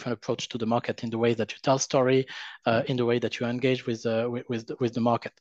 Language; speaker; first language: English; non-native, fluent; French